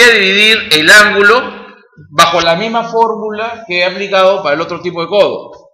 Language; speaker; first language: Spanish; native; Spanish